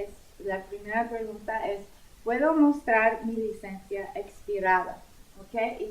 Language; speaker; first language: Spanish; non-native, fluent; English